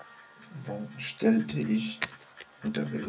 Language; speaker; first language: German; non-native, fluent; French